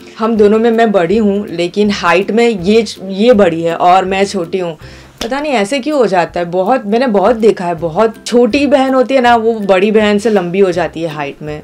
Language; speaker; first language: Hindi; non-native, local second language; Gujarati